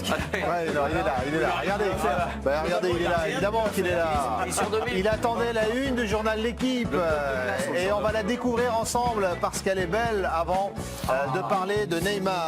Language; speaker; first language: French; native; French